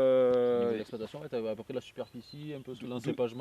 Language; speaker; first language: French; native; French